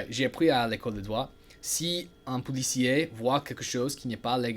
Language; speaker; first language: French; non-native, learner; English